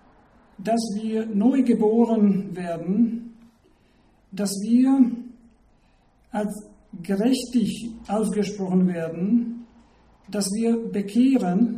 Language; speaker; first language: German; non-native, fluent; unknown